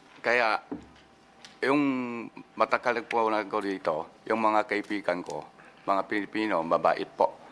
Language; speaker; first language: Filipino; non-native, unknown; Min Nan Chinese